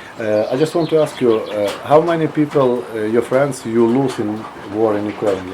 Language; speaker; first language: English; non-native, learner; Ukrainian